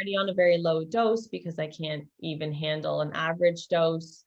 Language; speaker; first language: English; native; English